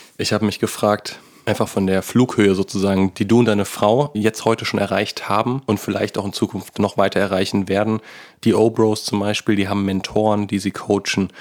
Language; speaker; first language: German; native; German